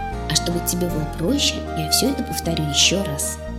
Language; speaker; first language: Russian; native; Russian